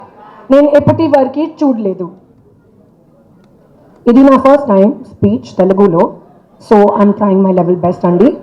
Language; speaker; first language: Telugu; non-native, local second language; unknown